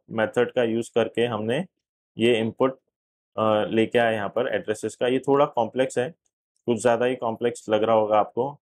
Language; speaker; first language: Hindi; native; Hindi